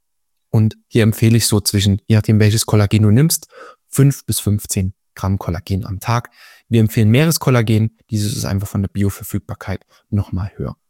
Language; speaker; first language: German; native; German